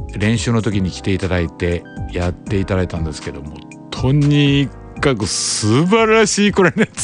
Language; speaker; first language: Japanese; native; Japanese